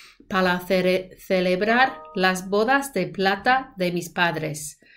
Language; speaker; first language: Spanish; non-native, fluent; English